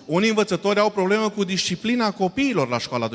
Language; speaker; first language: Romanian; non-native, fluent; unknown